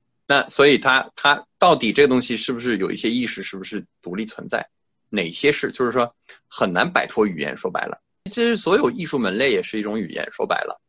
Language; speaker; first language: Chinese; non-native, fluent; French